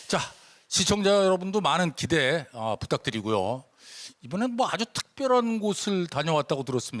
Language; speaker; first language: Korean; native; Korean